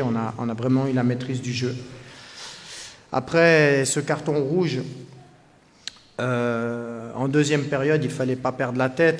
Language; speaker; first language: French; native; French